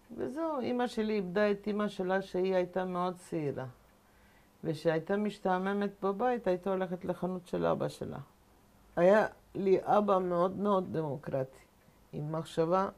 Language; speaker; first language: Hebrew; non-native, fluent; Ladino